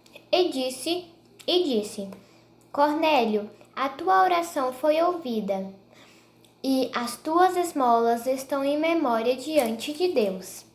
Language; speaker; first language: Portuguese; native; Portuguese